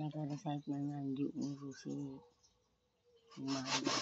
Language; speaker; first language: Indonesian; non-native, local second language; Javanese